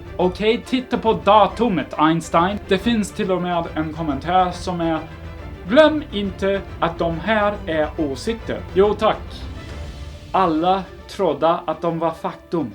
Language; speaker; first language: Swedish; non-native, fluent; English